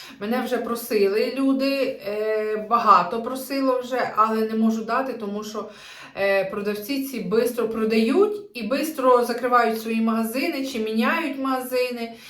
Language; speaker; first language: Ukrainian; native; Ukrainian